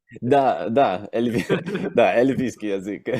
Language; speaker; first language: Russian; non-native, learner; English